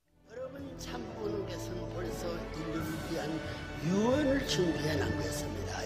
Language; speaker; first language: Korean; native; Korean